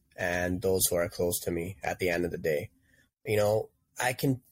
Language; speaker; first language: English; native; English